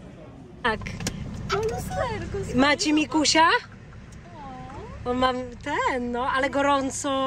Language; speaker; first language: Polish; native; Polish